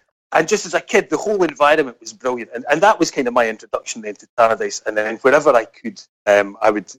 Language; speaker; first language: English; native; English